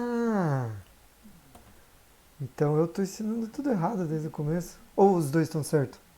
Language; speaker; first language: Portuguese; native; Portuguese